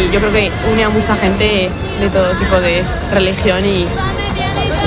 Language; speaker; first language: Spanish; non-native, fluent; French